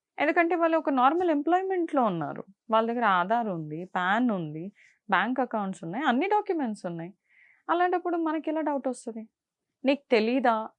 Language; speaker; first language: Telugu; non-native, local second language; Tamil